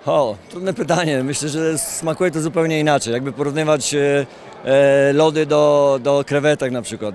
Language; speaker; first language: Polish; native; Polish